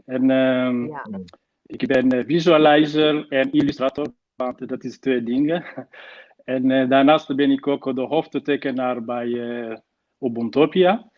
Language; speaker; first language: Dutch; non-native, fluent; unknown